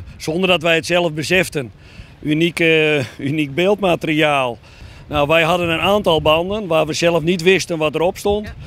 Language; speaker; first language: Dutch; native; Dutch